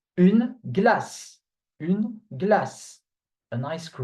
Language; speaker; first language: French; non-native, fluent; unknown